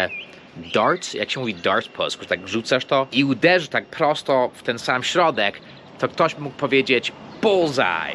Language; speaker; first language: Polish; early bilingual, heritage; Polish